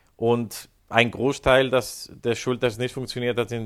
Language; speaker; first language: German; non-native, fluent; Spanish